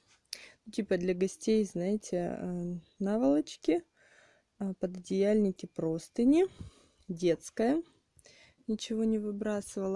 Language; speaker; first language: Russian; native; Russian